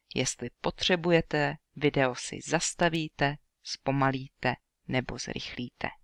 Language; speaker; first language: Czech; native; Czech